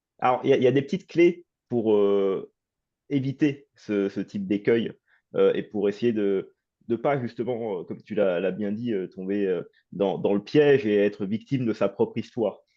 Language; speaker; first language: French; native; French